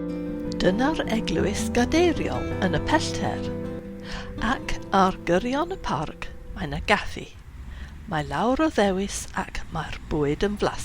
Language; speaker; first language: Welsh; non-native, fluent; English